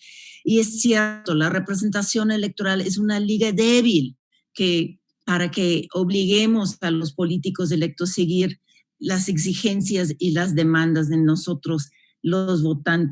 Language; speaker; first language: Spanish; non-native, fluent; English